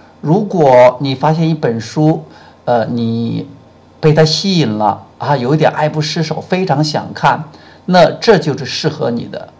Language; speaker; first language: Chinese; native; Chinese